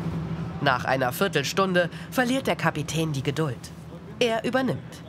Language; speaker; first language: German; native; German